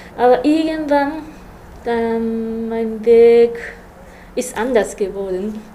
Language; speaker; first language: German; non-native, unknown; Japanese